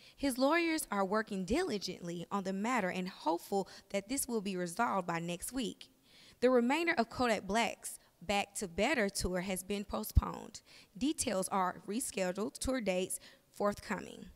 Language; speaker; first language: English; native; English